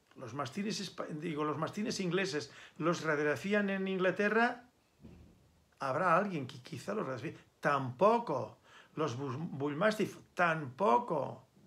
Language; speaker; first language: Spanish; native; Spanish